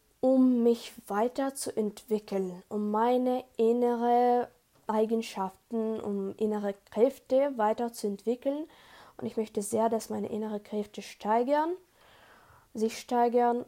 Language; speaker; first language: German; non-native, learner; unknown